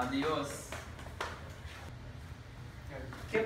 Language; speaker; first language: Spanish; non-native, learner; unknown